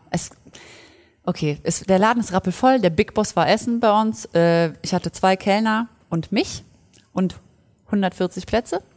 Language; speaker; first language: German; early bilingual, other home language; Polish